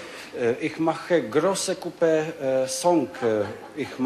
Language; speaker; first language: German; non-native, learner; Czech